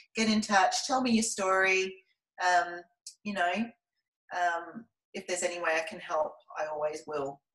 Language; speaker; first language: English; native; English